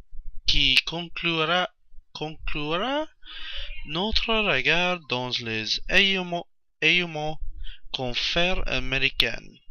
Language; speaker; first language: French; non-native, learner; English